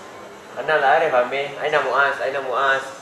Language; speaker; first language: Arabic; non-native, learner; Malay